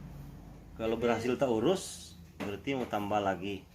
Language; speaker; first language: Indonesian; native; Indonesian